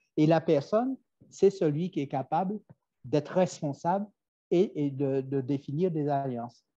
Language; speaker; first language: French; native; French